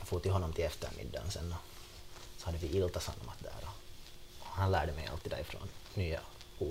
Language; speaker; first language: Swedish; non-native, local second language; Finnish